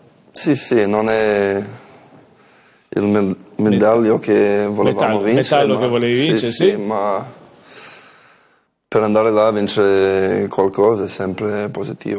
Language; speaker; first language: Italian; non-native, learner; English